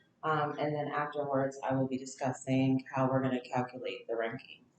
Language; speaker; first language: English; native; English